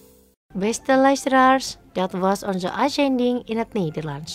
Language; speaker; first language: Dutch; non-native, learner; Indonesian